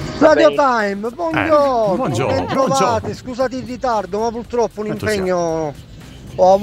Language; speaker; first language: Italian; native; Italian